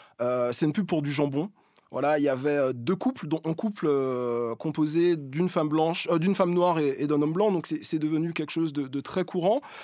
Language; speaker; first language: French; native; French